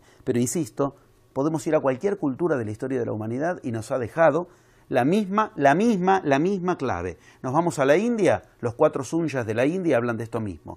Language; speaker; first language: Spanish; native; Spanish